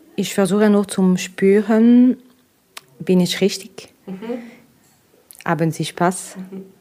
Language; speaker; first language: German; non-native, fluent; Russian